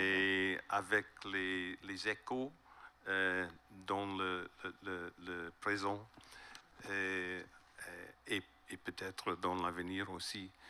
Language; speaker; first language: French; non-native, learner; English